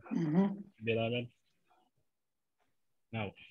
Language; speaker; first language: Turkish; non-native, learner; French